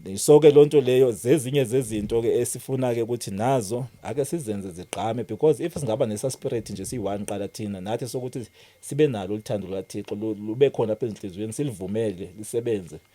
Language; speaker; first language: Zulu; non-native, local second language; Xhosa